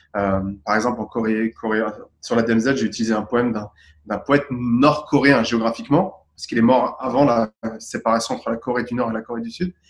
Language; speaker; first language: French; native; French